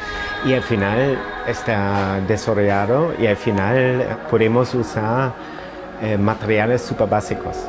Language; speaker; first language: Spanish; non-native, fluent; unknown